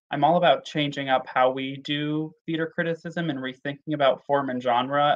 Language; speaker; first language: English; native; English